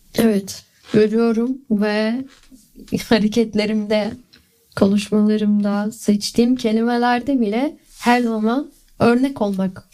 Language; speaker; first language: Turkish; early bilingual, heritage; Turkish